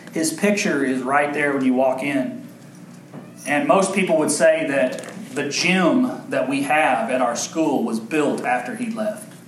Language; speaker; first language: English; native; English